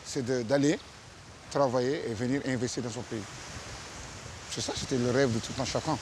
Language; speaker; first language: French; non-native, local second language; Fula